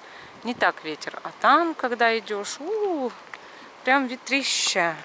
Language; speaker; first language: Russian; native; Russian